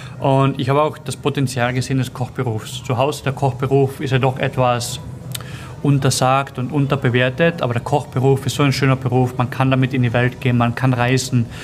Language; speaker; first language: German; native; German